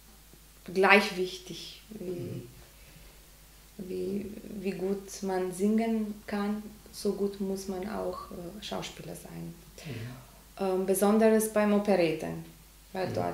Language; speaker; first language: German; non-native, learner; Macedonian